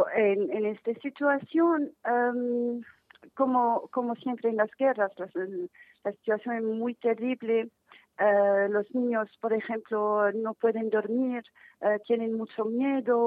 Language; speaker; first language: Spanish; non-native, fluent; Arabic